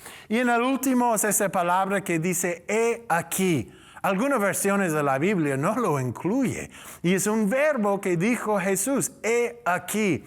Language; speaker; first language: Spanish; non-native, learner; English